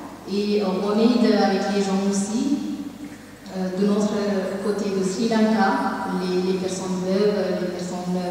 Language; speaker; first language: French; non-native, learner; Tamil